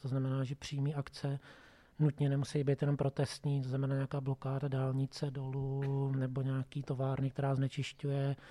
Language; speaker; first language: Czech; native; Czech